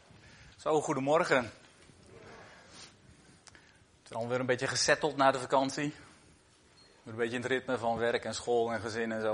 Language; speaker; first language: Dutch; native; Dutch